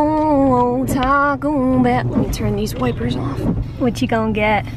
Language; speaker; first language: English; native; English